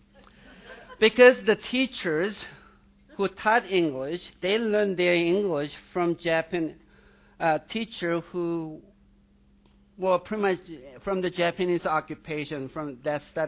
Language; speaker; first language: English; non-native, fluent; Korean